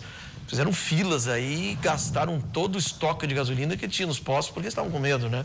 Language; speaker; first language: Portuguese; native; Portuguese